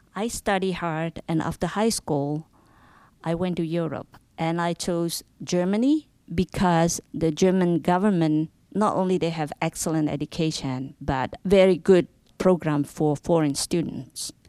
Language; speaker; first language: English; non-native, fluent; Indonesian